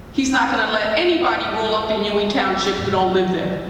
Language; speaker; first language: English; native; English